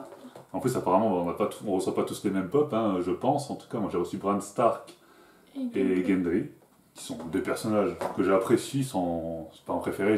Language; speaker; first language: French; native; French